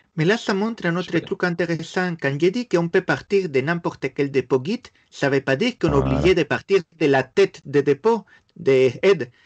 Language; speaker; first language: French; non-native, fluent; Spanish